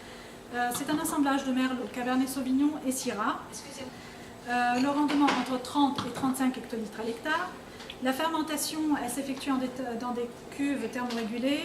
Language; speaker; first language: French; non-native, local second language; Arabic